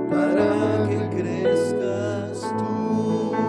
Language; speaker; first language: Spanish; native; Spanish